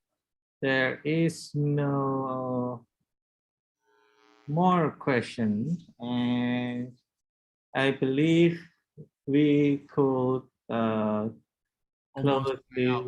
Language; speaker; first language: English; non-native, learner; Indonesian